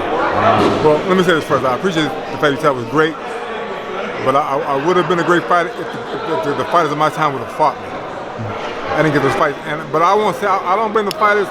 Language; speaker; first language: English; native; English